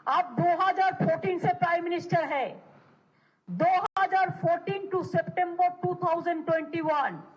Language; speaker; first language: Hindi; non-native, local second language; Bangla